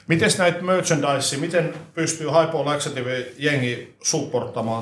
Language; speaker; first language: Finnish; native; Finnish